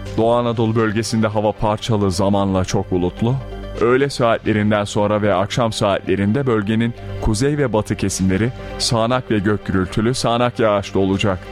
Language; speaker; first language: Turkish; native; Turkish